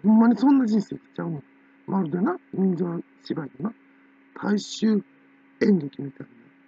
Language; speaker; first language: Japanese; native; Japanese